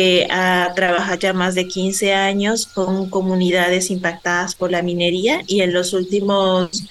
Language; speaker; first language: Spanish; native; Spanish